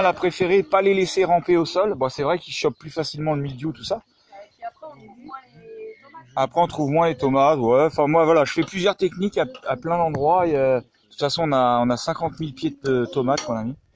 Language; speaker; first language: French; native; French